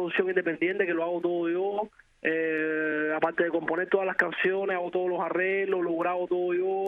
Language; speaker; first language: Spanish; native; Spanish